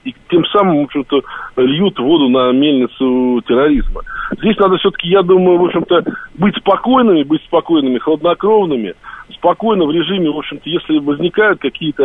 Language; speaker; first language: Russian; native; Russian